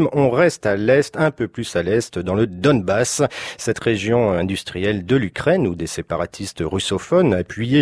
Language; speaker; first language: French; native; French